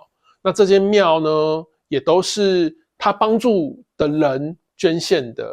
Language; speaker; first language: Chinese; native; Chinese